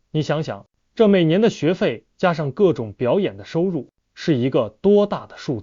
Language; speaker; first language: Chinese; native; Chinese